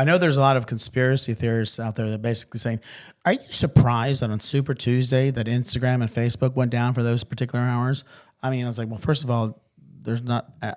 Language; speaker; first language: English; native; English